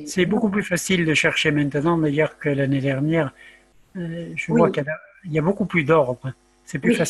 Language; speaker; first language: French; native; French